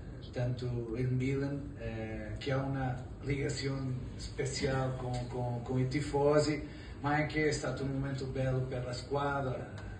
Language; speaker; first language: Italian; non-native, fluent; Portuguese